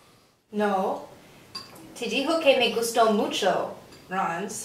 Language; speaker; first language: Spanish; non-native, learner; English